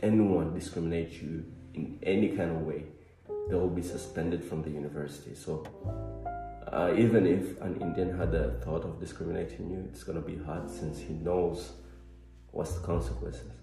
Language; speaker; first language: English; non-native, local second language; Swahili